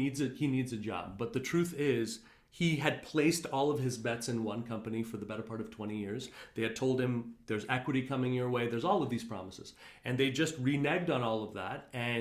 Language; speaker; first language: English; native; English